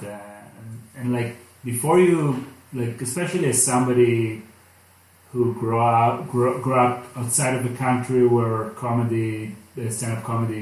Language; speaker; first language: English; non-native, fluent; Hebrew